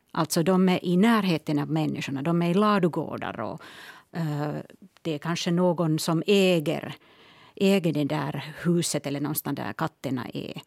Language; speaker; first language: Swedish; non-native, local second language; Finnish